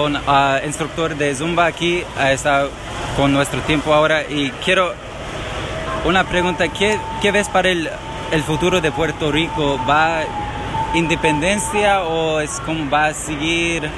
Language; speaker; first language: Spanish; non-native, learner; English